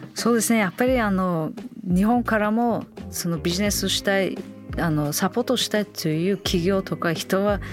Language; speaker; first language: Japanese; non-native, fluent; Uzbek